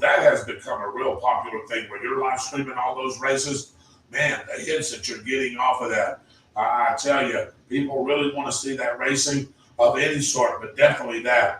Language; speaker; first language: English; native; English